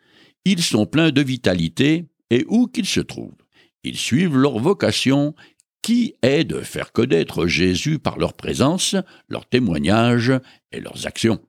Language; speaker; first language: French; native; French